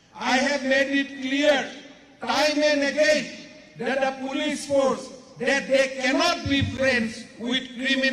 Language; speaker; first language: English; non-native, local second language; Assamese